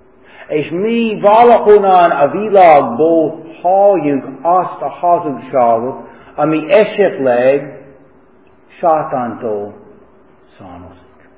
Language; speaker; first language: Hungarian; non-native, fluent; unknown